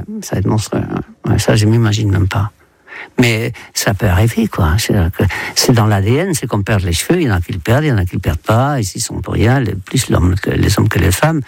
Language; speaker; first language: French; non-native, fluent; Dutch